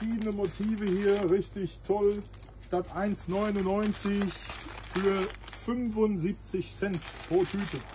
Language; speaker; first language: German; native; German